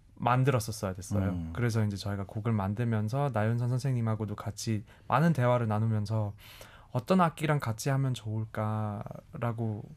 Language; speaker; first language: Korean; early bilingual, heritage; German